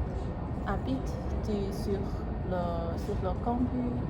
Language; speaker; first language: French; non-native, learner; English